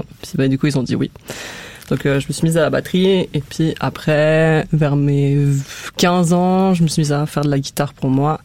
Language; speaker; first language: French; native; French